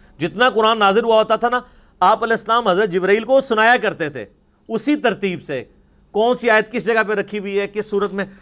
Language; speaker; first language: Urdu; non-native, local second language; Punjabi